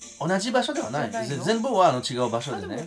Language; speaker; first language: Japanese; non-native, learner; French